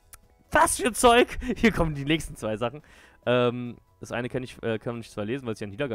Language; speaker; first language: German; native; German